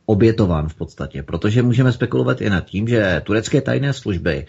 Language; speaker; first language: Czech; native; Czech